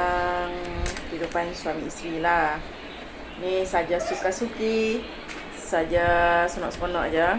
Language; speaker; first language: Malay; native; Malay